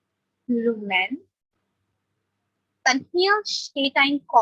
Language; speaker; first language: German; non-native, fluent; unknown